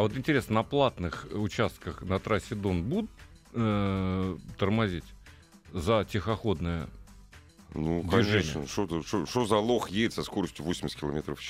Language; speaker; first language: Russian; native; Russian